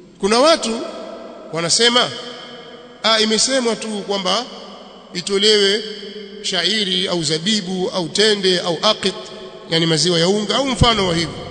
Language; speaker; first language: Swahili; native; Swahili